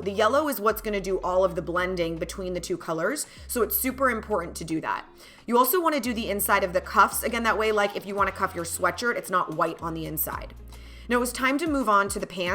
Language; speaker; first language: English; native; English